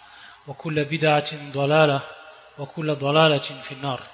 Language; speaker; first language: Arabic; non-native, fluent; French